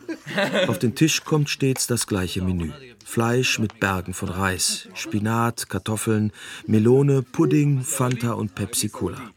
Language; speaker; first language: German; native; German